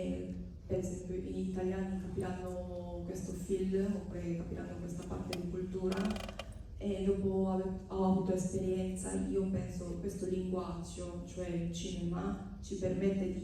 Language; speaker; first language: Italian; non-native, fluent; Korean